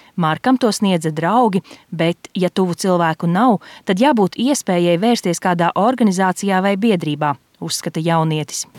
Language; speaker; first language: Latvian; native; Latvian